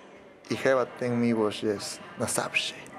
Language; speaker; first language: Polish; non-native, fluent; Spanish